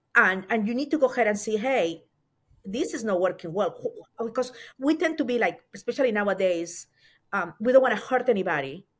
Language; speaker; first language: English; non-native, fluent; Spanish